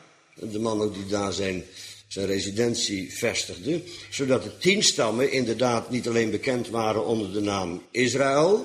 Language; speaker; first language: Dutch; native; Dutch